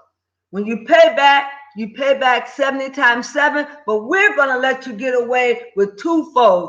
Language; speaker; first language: English; native; English